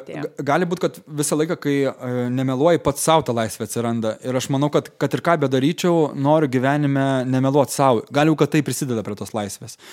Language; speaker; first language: Lithuanian; native; Lithuanian